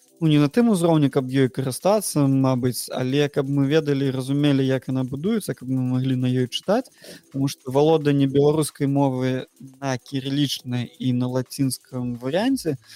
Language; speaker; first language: Belarusian; non-native, local second language; Russian